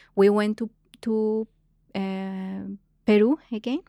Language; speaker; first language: English; non-native, fluent; Spanish